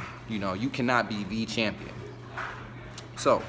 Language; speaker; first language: English; native; English